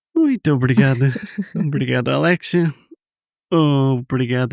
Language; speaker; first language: Portuguese; non-native, fluent; English